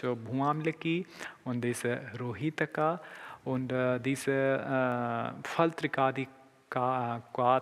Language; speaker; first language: German; non-native, learner; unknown